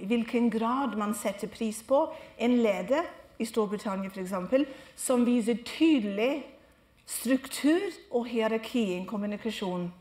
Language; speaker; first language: Norwegian; non-native, fluent; English